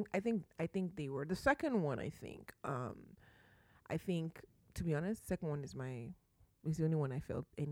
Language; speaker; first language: English; non-native, local second language; Yoruba